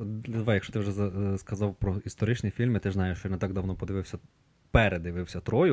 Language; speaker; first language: Ukrainian; native; Ukrainian